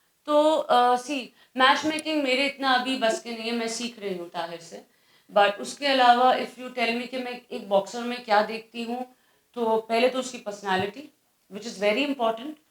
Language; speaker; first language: Hindi; native; Hindi